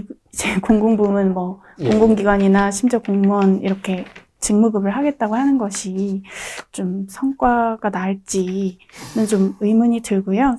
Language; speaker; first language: Korean; native; Korean